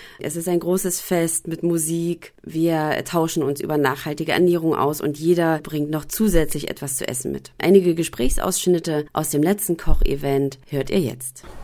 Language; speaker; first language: German; native; German